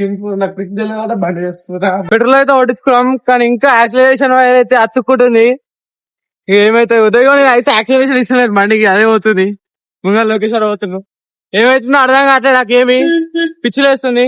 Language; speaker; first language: Telugu; native; Telugu